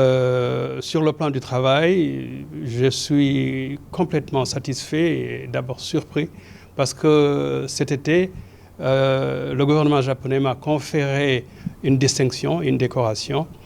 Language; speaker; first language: French; non-native, local second language; Serer